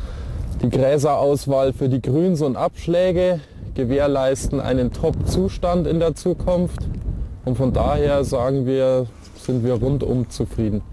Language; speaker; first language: German; native; German